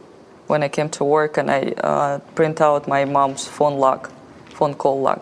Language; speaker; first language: English; non-native, fluent; Russian